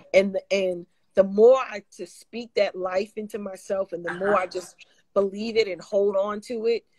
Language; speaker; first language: English; native; English